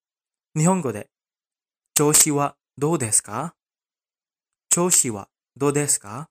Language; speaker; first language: Japanese; non-native, fluent; Indonesian